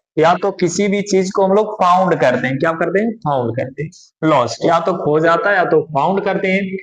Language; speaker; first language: Hindi; native; Hindi